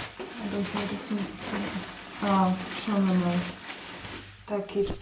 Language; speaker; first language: German; non-native, learner; Slovak